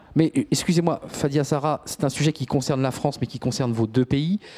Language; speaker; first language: French; native; French